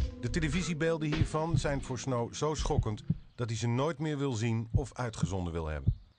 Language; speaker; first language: Dutch; native; Dutch